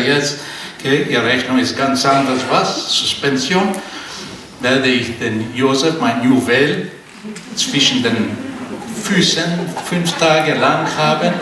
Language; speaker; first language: German; non-native, fluent; Portuguese